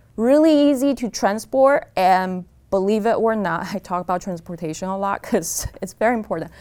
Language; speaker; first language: English; non-native, fluent; Chinese